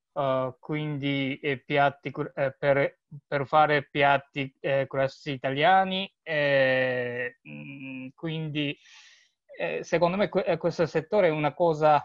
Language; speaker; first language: Italian; non-native, learner; Japanese